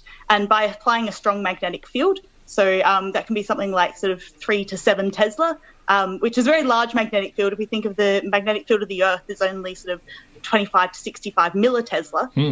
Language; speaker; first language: English; native; English